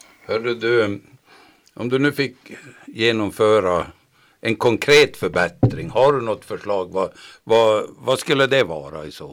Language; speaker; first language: Swedish; native; Swedish